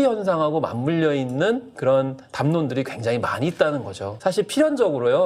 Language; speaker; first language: Korean; native; Korean